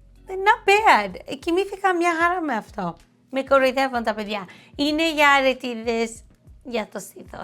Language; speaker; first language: Greek; early bilingual, heritage; Greek